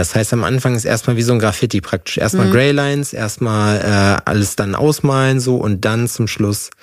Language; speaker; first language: German; native; German